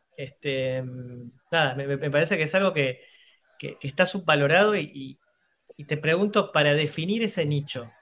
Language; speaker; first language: Spanish; native; Spanish